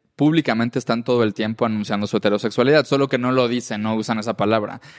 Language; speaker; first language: Spanish; native; Spanish